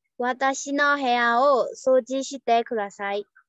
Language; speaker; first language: Japanese; non-native, learner; Burmese